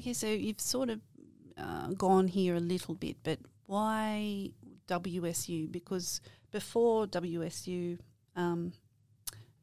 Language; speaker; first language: English; native; English